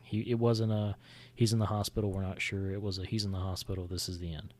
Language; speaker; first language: English; native; English